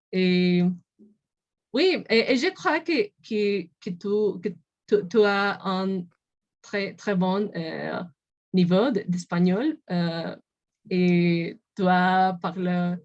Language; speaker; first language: French; non-native, learner; Spanish